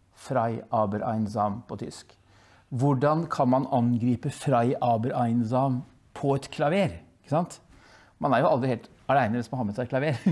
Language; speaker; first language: Norwegian; early bilingual, other home language; Dutch